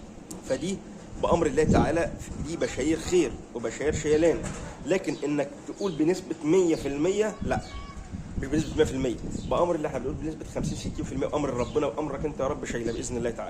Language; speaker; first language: Arabic; native; Arabic